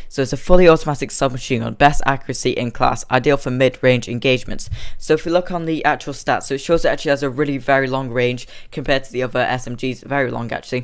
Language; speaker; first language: English; native; English